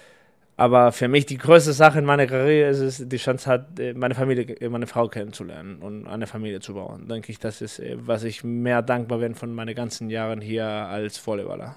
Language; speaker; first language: German; non-native, fluent; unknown